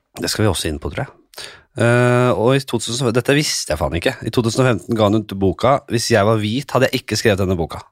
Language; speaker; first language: Norwegian; native; Norwegian